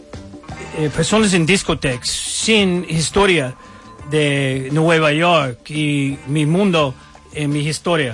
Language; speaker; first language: Spanish; non-native, learner; English